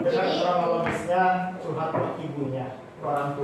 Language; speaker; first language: Indonesian; native; Indonesian